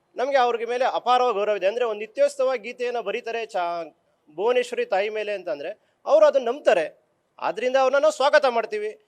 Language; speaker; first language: Kannada; native; Kannada